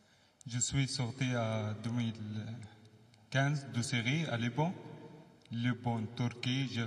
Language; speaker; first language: French; non-native, learner; Arabic